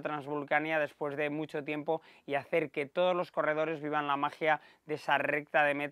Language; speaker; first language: Spanish; native; Spanish